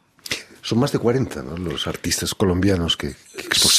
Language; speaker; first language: Spanish; native; Spanish